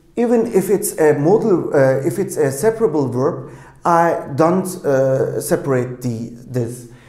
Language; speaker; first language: English; non-native, fluent; Turkish